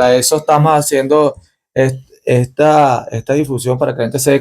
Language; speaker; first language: Spanish; native; Spanish